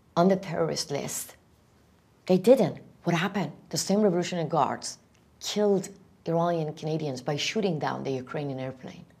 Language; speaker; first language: English; non-native, fluent; Persian